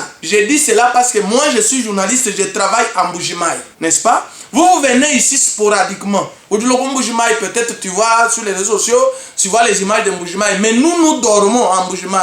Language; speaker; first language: French; non-native, local second language; Luba-Lulua